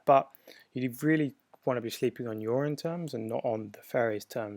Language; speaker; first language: English; native; English